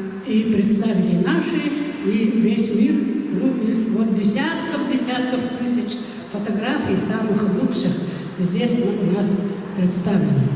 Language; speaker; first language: Russian; non-native, local second language; Yakut